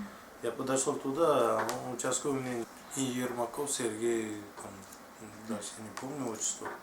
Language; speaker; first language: Russian; non-native, learner; Tajik